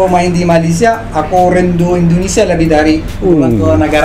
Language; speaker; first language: Indonesian; non-native, fluent; Arabic